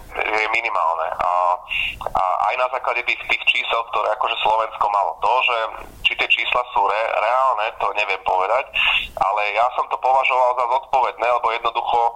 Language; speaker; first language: Slovak; native; Slovak